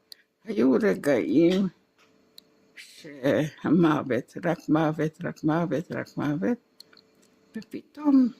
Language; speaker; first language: Hebrew; non-native, fluent; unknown